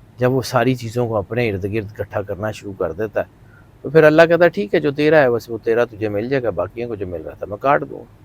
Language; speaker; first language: Urdu; non-native, local second language; Punjabi